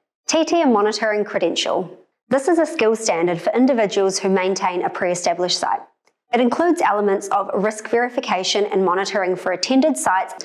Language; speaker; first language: English; native; English